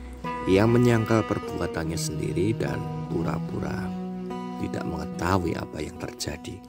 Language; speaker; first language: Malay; non-native, local second language; Javanese